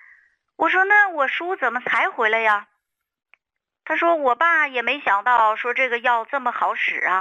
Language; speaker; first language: Chinese; native; Chinese